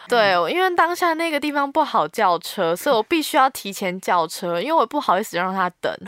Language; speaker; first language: Chinese; native; Chinese